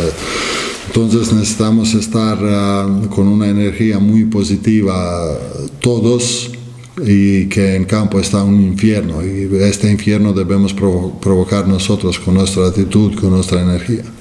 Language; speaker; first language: Spanish; non-native, fluent; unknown